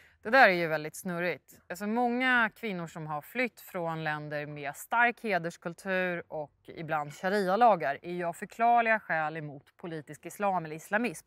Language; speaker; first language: Swedish; native; Swedish